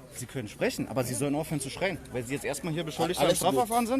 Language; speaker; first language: German; native; German